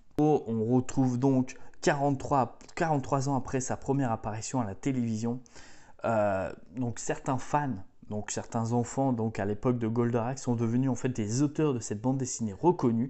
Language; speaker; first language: French; native; French